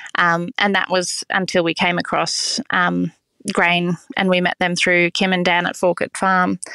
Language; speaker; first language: English; native; English